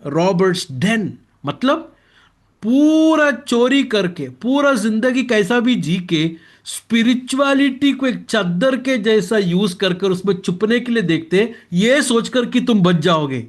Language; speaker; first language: Hindi; non-native, local second language; Malayalam